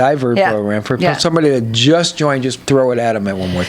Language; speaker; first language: English; native; English